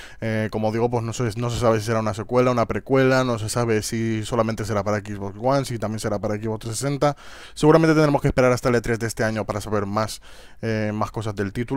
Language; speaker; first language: Spanish; native; Spanish